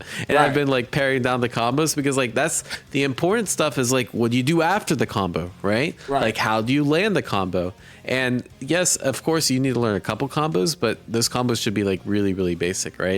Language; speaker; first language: English; native; English